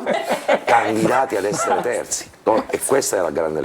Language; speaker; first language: Italian; native; Italian